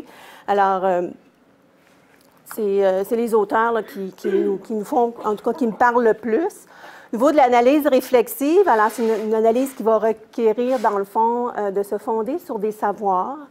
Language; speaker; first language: French; native; French